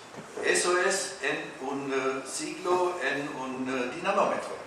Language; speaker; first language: Spanish; non-native, fluent; German